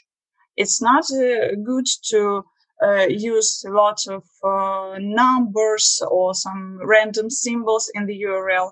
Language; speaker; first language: English; non-native, learner; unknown